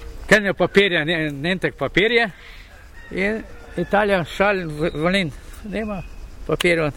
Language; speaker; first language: German; non-native, learner; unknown